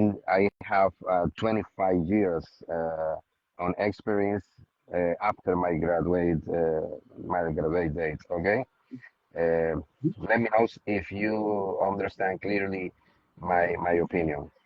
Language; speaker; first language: English; non-native, learner; Spanish